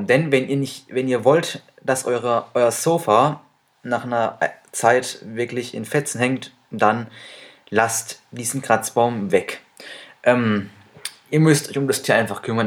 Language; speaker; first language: German; native; German